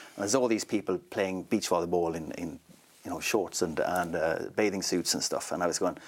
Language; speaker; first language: English; non-native, fluent; Swedish